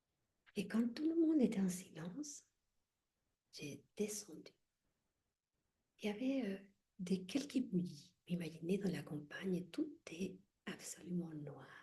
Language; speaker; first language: French; non-native, fluent; Spanish